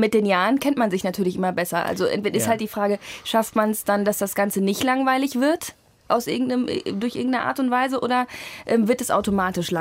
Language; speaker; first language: German; native; German